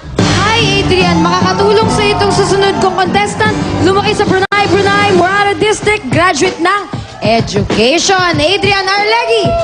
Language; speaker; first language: Filipino; native; Filipino